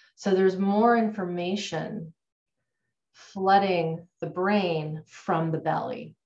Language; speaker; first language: English; native; English